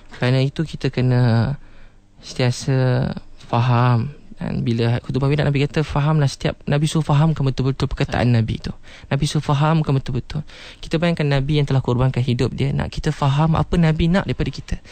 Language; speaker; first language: Malay; non-native, local second language; Chinese